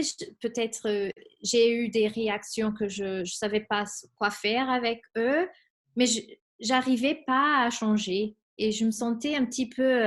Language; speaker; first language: French; non-native, fluent; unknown